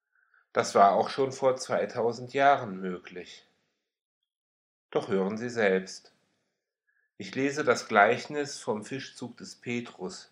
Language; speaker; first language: German; native; German